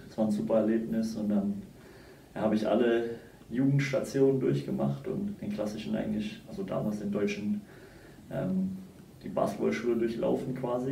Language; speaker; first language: German; native; German